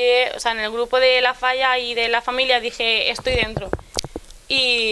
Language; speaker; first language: Spanish; native; Spanish